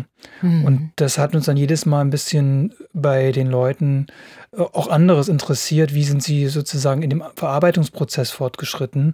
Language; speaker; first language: German; native; German